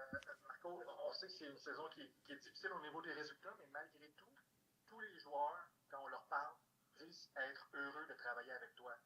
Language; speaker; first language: French; native; French